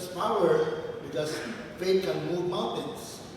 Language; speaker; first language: English; non-native, local second language; Filipino